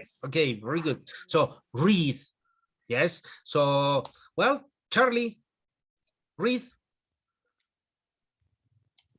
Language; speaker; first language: English; non-native, fluent; Spanish